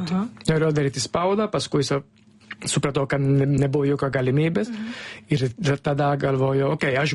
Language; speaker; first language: Lithuanian; non-native, fluent; Italian